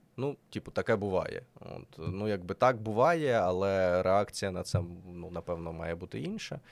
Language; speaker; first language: Ukrainian; non-native, local second language; Russian